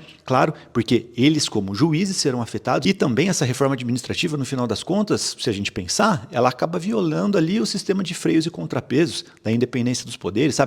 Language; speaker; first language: Portuguese; native; Portuguese